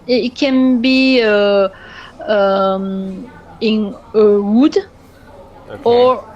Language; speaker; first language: English; non-native, learner; French